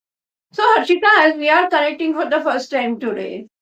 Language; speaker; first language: English; non-native, local second language; Hindi